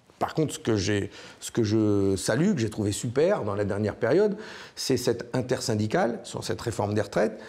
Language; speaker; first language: French; native; French